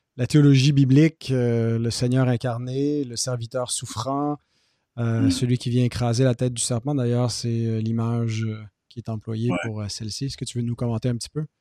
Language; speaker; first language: French; native; French